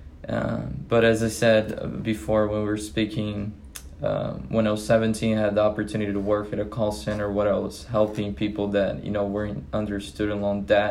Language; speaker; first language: English; non-native, fluent; Portuguese